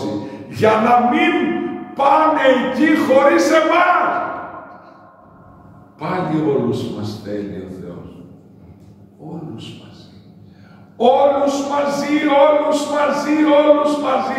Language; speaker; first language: Greek; native; Greek